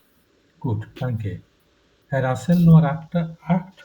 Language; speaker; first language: German; non-native, fluent; Bangla